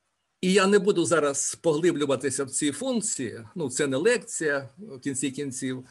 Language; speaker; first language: Ukrainian; native; Ukrainian